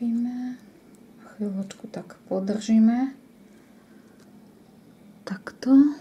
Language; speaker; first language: Slovak; native; Slovak